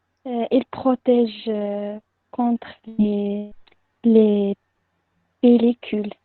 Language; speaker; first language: French; non-native, learner; Arabic